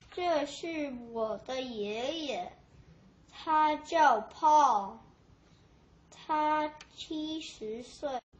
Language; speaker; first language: Chinese; non-native, learner; English